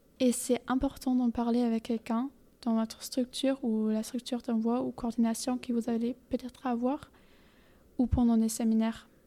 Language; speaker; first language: French; non-native, fluent; German